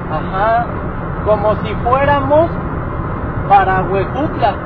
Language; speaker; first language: Spanish; native; Spanish